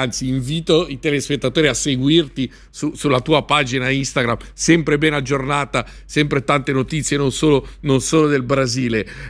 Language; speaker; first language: Italian; native; Italian